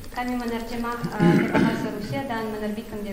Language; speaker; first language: Indonesian; non-native, fluent; Russian